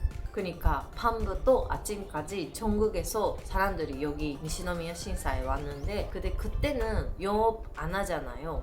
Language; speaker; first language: Korean; non-native, learner; Japanese